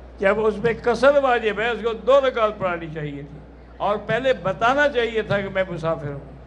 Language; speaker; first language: Urdu; native; Urdu